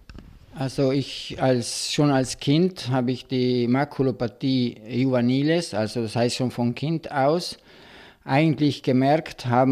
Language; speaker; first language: German; non-native, local second language; Italian